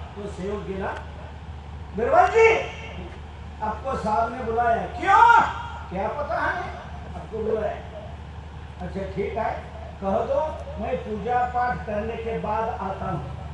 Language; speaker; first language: Hindi; non-native, local second language; Marathi